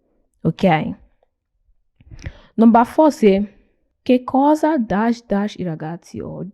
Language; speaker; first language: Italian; non-native, fluent; Nigerian Pidgin